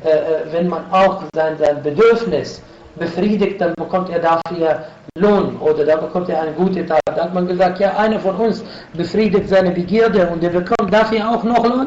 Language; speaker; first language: German; non-native, fluent; Arabic